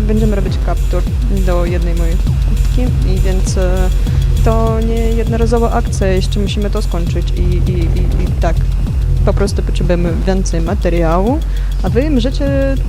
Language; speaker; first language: Polish; non-native, fluent; Ukrainian